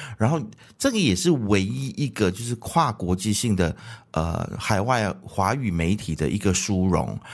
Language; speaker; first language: Chinese; native; Chinese